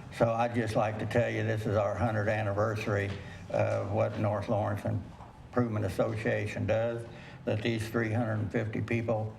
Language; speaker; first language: English; native; English